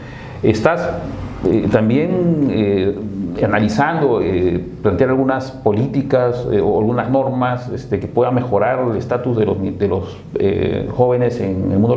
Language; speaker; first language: Spanish; native; Spanish